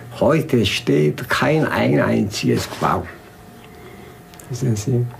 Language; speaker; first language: German; non-native, fluent; Korean